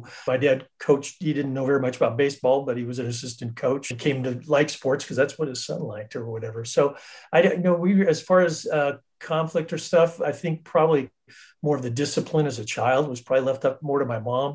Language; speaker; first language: English; native; English